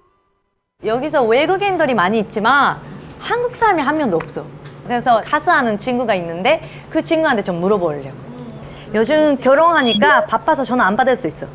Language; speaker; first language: Korean; non-native, fluent; Japanese